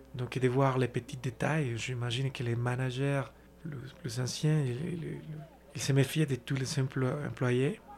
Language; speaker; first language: French; non-native, fluent; Spanish